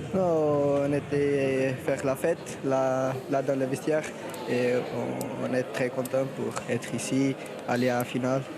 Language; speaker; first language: French; non-native, learner; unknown